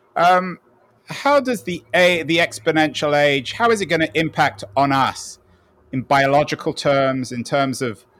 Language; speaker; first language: English; native; English